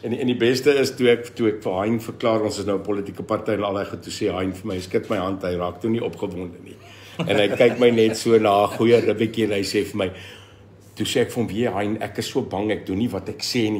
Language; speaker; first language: Afrikaans; non-native, local second language; English